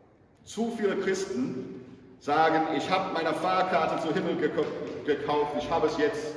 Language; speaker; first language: German; non-native, fluent; English